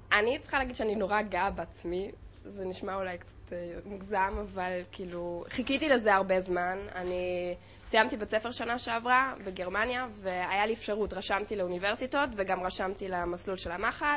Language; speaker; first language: Hebrew; early bilingual, heritage; Hebrew